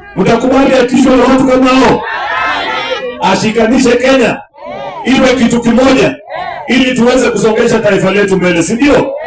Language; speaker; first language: Swahili; non-native, local second language; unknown